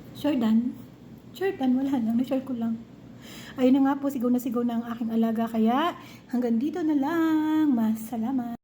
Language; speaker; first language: Filipino; non-native, local second language; Cebuano